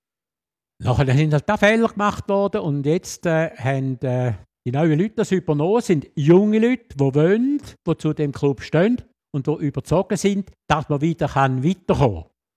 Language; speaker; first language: German; native; German